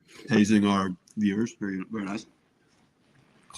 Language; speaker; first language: English; native; English